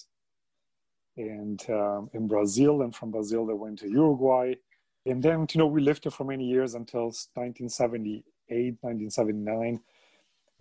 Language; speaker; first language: English; non-native, fluent; German